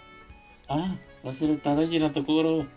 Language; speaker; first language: Japanese; non-native, learner; Spanish